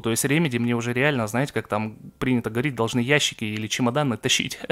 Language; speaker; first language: Russian; native; Russian